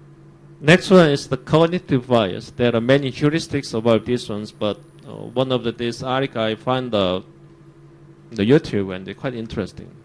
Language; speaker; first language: English; non-native, fluent; Korean